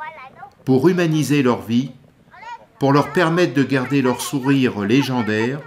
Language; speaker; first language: French; native; French